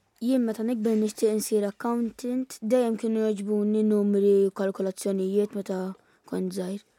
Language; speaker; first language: Maltese; early bilingual, other home language; Italian